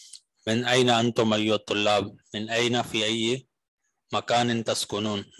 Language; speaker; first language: Arabic; non-native, fluent; Urdu